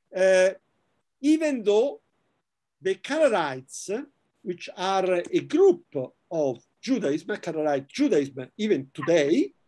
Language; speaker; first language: English; non-native, fluent; Italian